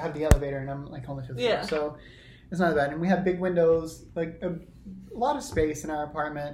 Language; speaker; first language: English; native; English